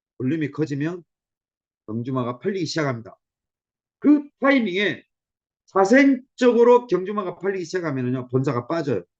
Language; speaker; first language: Korean; native; Korean